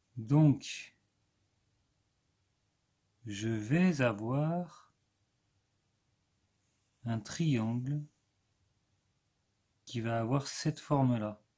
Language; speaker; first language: French; native; French